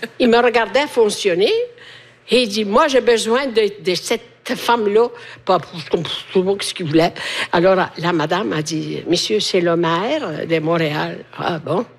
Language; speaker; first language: French; native; French